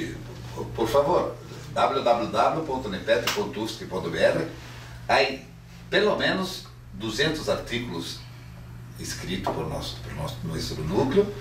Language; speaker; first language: Spanish; non-native, fluent; Portuguese